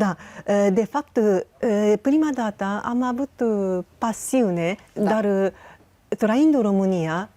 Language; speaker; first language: Romanian; non-native, learner; Japanese